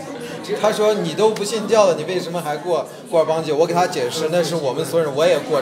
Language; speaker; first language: Chinese; non-native, local second language; Uyghur